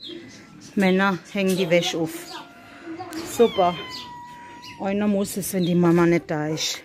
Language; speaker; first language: German; native; German